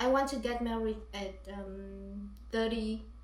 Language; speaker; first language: English; non-native, learner; Vietnamese